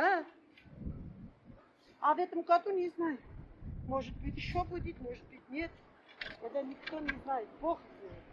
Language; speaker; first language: Russian; non-native, local second language; Armenian